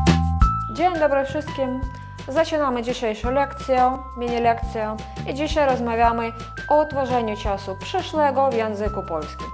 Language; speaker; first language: Polish; non-native, fluent; Russian